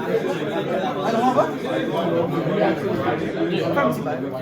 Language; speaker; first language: French; non-native, local second language; English